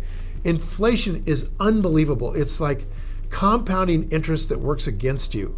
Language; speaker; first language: English; native; English